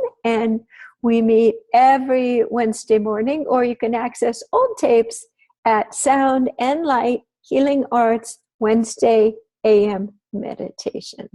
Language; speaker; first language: English; native; English